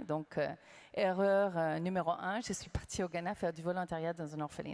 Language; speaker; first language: French; non-native, fluent; English